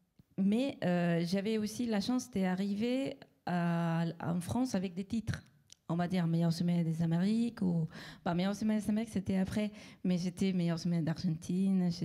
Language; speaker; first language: French; non-native, fluent; Spanish